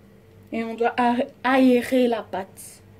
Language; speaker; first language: French; non-native, fluent; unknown